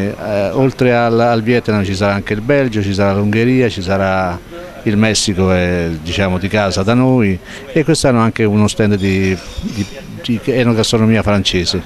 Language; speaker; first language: Italian; native; Italian